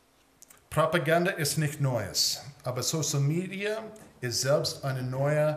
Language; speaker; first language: German; early bilingual, heritage; English